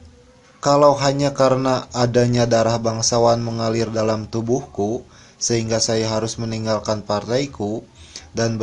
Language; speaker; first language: Indonesian; native; Indonesian